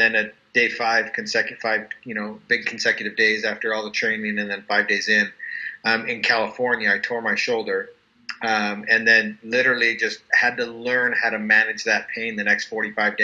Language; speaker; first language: English; native; English